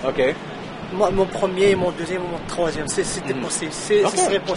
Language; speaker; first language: French; non-native, local second language; Arabic